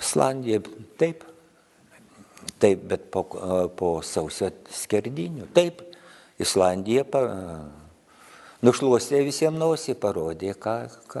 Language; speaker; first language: Lithuanian; native; Lithuanian